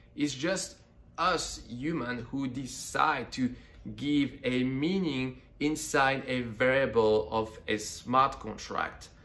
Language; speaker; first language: English; non-native, fluent; French